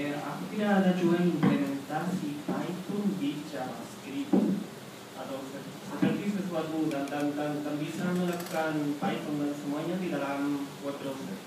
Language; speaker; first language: Indonesian; non-native, fluent; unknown